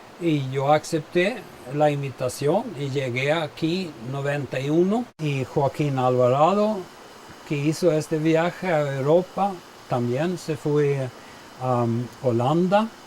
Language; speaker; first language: Spanish; non-native, fluent; Swedish